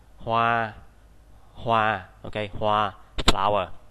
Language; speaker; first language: English; non-native, fluent; Vietnamese